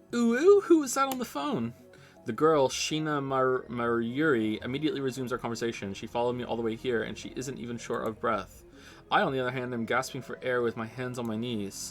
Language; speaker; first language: English; native; English